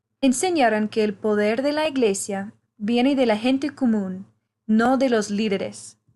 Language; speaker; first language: Spanish; non-native, fluent; English